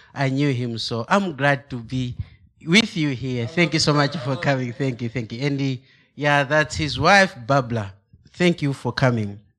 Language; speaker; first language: English; non-native, local second language; Nyanja